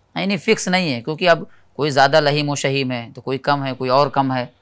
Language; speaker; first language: Hindi; native; Hindi